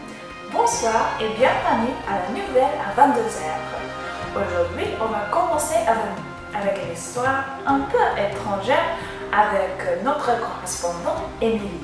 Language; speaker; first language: French; non-native, learner; English